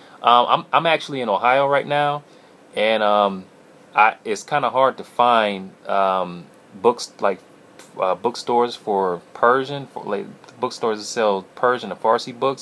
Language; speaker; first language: English; native; English